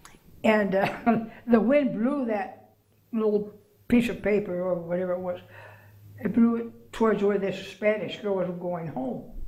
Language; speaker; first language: English; native; English